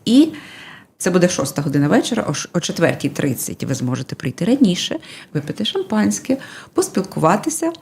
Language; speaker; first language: Ukrainian; native; Ukrainian